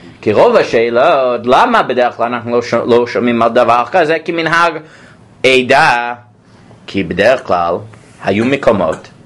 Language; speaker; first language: Hebrew; non-native, fluent; English